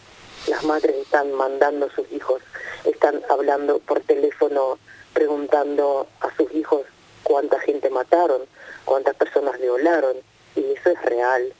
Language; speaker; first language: Spanish; non-native, fluent; Ukrainian